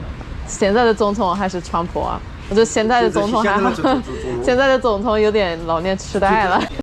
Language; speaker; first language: Chinese; non-native, fluent; English